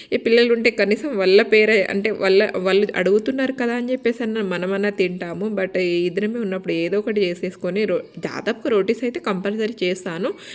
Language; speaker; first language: Telugu; native; Telugu